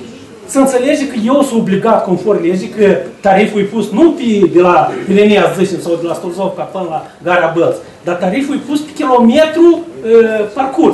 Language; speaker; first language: Romanian; native; Romanian